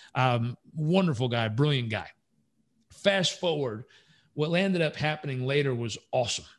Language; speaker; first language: English; native; English